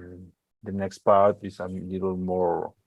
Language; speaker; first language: English; non-native, learner; Spanish